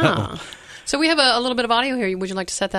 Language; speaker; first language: English; native; English